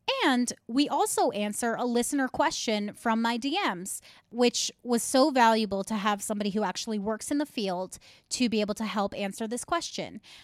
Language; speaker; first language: English; native; English